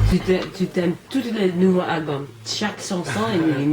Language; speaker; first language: French; non-native, learner; English